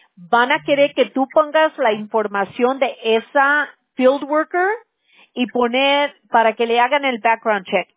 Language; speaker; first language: Spanish; early bilingual, other home language; English